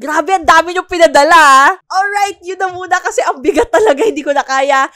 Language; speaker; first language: Filipino; native; Filipino